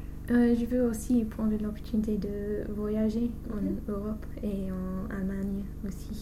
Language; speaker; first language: French; non-native, learner; English